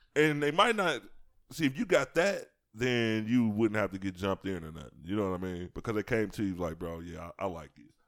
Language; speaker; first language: English; native; English